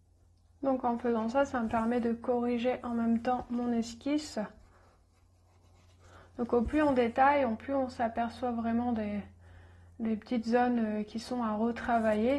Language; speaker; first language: French; native; French